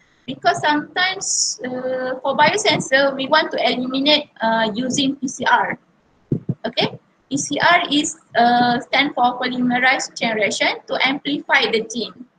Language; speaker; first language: English; non-native, local second language; Malay